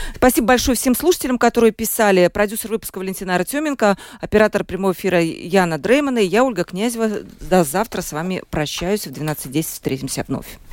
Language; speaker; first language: Russian; native; Russian